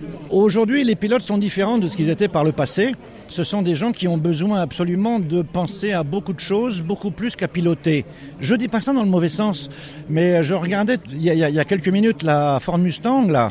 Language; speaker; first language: French; native; French